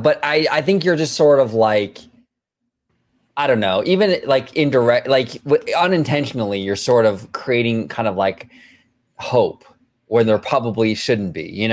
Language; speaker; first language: English; native; English